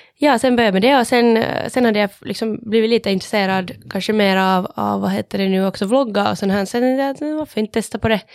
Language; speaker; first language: Swedish; native; Swedish